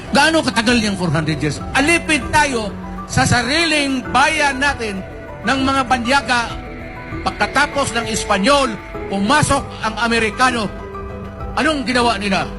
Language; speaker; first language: Filipino; non-native, local second language; Cebuano